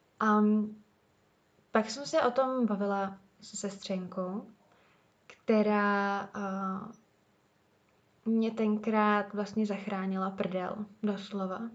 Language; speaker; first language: Czech; native; Czech